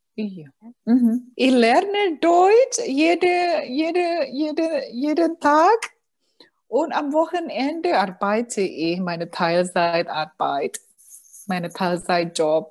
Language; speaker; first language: German; non-native, learner; Indonesian